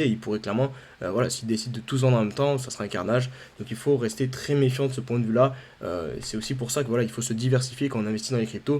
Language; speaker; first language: French; native; French